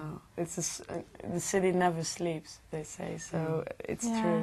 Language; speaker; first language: English; non-native, learner; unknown